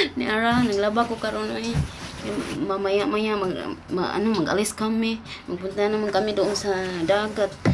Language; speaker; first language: Filipino; non-native, local second language; Cebuano